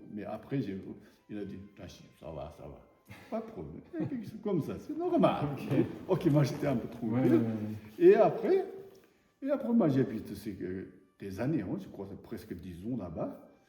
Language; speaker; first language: French; non-native, learner; Tibetan